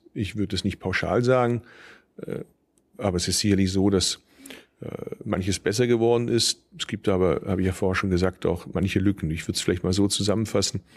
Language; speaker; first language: German; early bilingual, other home language; Turkish